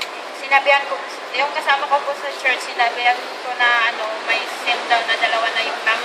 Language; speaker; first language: Filipino; non-native, local second language; Cebuano